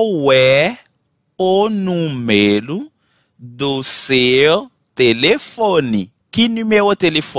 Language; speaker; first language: Portuguese; non-native, fluent; Haitian Creole